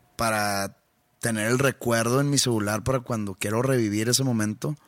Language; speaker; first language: Spanish; native; Spanish